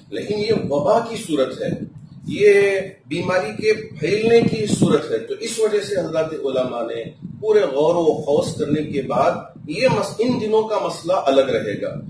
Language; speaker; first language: Hindi; non-native, local second language; Urdu